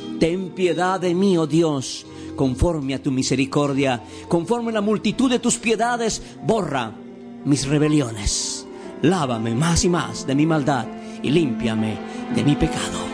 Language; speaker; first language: Spanish; native; Spanish